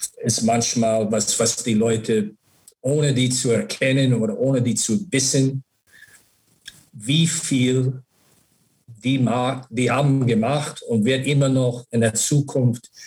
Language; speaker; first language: German; non-native, learner; English